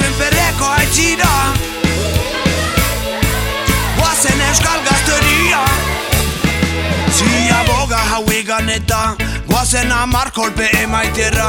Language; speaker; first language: Basque; native; Basque